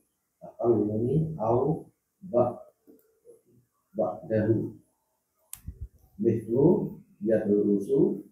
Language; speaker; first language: Arabic; non-native, learner; Indonesian